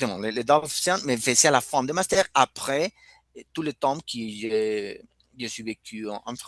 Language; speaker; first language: French; non-native, fluent; Spanish